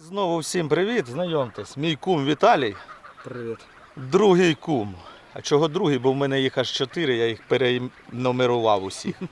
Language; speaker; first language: Ukrainian; native; Ukrainian